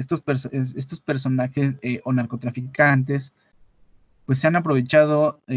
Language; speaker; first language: Spanish; native; Spanish